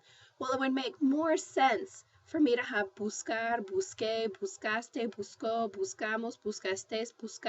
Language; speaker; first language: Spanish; non-native, fluent; English